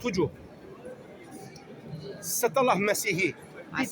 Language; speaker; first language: Indonesian; non-native, learner; Turkish